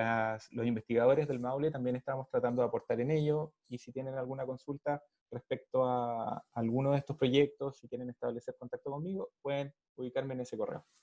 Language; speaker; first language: Spanish; native; Spanish